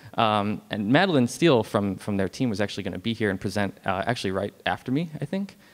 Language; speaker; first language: English; native; English